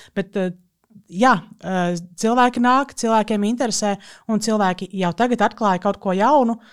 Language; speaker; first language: Latvian; native; Latvian